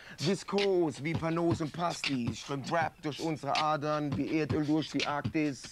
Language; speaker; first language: German; native; German